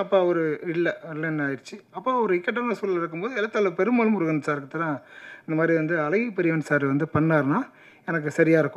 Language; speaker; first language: Tamil; native; Tamil